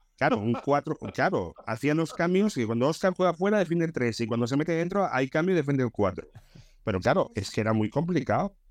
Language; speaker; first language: Spanish; native; Spanish